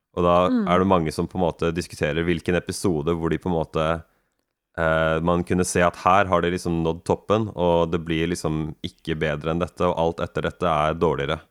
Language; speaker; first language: Norwegian; native; Norwegian